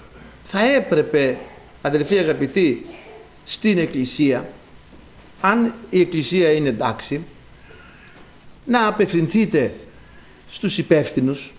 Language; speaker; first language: Greek; native; Greek